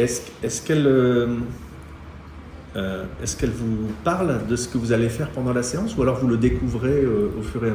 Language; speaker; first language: French; native; French